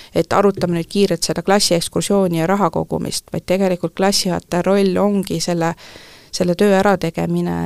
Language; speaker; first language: Estonian; early bilingual, heritage; Estonian